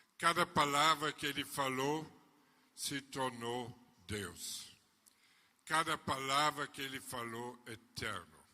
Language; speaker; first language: Portuguese; non-native, fluent; German